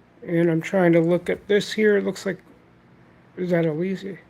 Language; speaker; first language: English; native; English